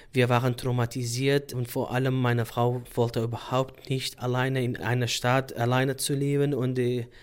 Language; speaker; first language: German; non-native, fluent; Arabic